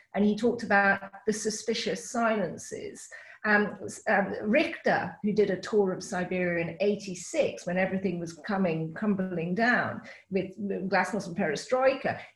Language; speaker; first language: English; native; English